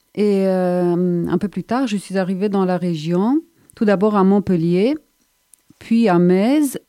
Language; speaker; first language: French; non-native, fluent; Romanian